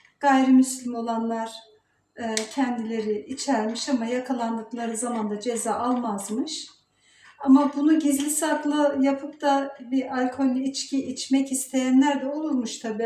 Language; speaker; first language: Turkish; native; Turkish